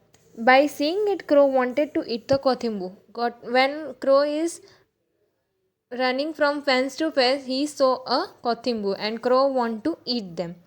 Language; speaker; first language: English; non-native, local second language; Gujarati